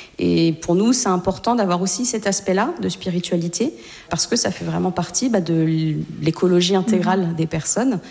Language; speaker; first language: French; native; French